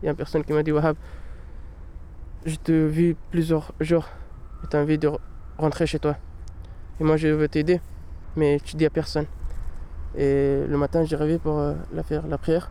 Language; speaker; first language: French; non-native, learner; Pashto